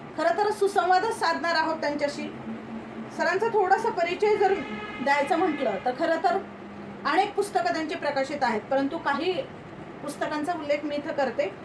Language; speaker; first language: Marathi; native; Marathi